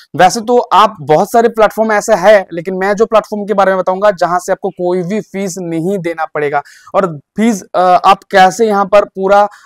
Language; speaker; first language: Hindi; native; Hindi